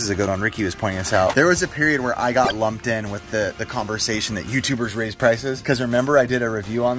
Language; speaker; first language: English; native; English